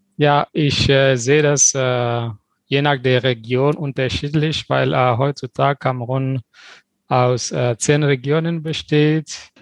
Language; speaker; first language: German; non-native, fluent; French